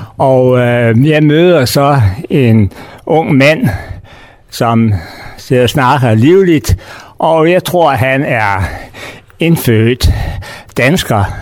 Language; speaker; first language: Danish; native; Danish